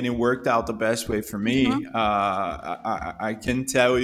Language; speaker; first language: English; non-native, fluent; Portuguese